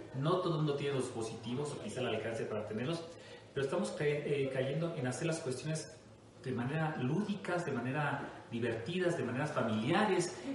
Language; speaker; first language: Spanish; native; Spanish